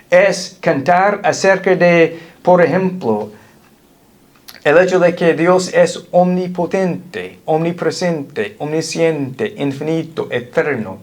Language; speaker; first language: Spanish; non-native, fluent; English